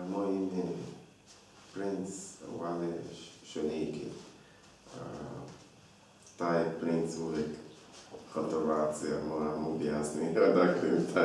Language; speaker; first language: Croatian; non-native, learner; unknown